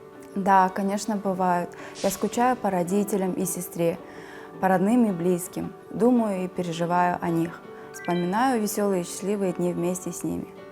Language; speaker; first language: Russian; non-native, local second language; Kazakh